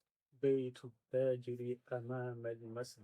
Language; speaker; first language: Arabic; non-native, learner; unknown